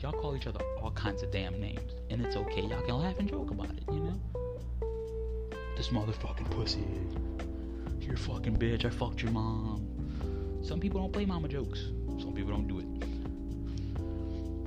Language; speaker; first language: English; native; English